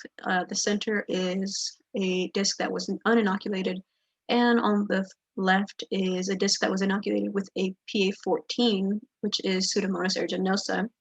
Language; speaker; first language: English; native; English